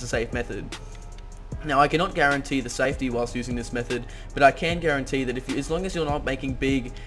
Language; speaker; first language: English; native; English